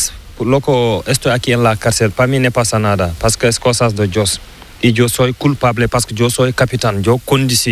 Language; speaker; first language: Spanish; non-native, learner; Fula